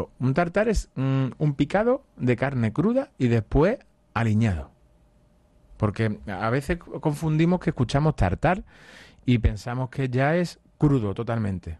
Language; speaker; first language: Spanish; native; Spanish